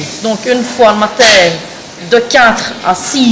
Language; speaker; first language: French; native; French